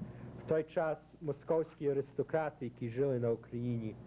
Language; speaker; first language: Ukrainian; early bilingual, heritage; Ukrainian